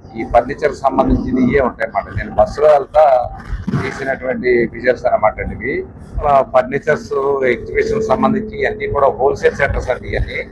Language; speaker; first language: Telugu; native; Telugu